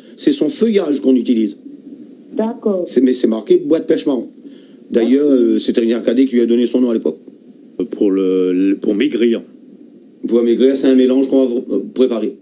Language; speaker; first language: French; native; French